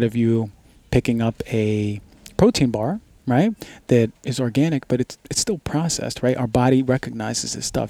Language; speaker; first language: English; native; English